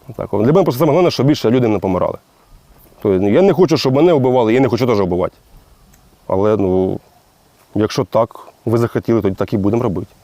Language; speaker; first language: Ukrainian; non-native, local second language; Russian